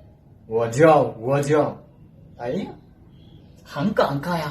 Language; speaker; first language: Chinese; non-native, fluent; Urdu